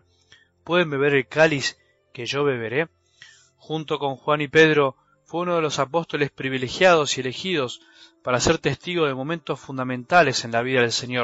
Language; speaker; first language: Spanish; native; Spanish